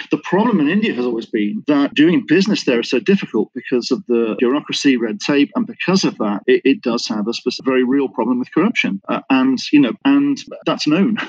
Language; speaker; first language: English; native; English